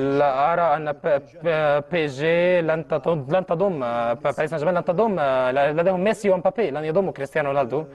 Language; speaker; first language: Arabic; early bilingual, heritage; Arabic